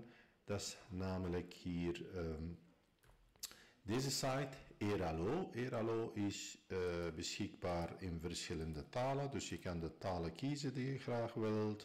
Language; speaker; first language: Dutch; non-native, fluent; Arabic